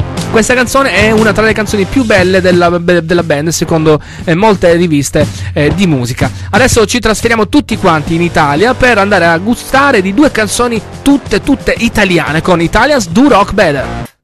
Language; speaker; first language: Italian; native; Italian